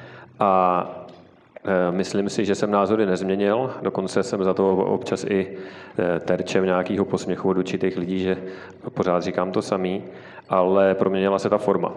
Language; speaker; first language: Czech; native; Czech